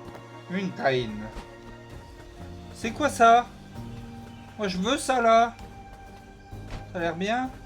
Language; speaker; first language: French; native; French